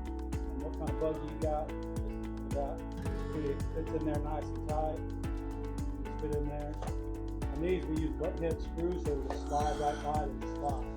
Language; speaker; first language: English; native; English